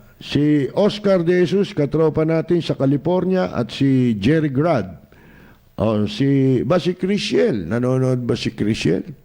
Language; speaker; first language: Filipino; native; Filipino